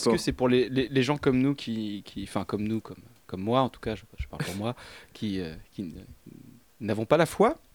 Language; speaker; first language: French; native; French